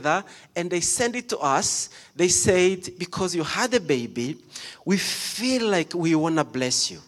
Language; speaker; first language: English; non-native, local second language; Kinyarwanda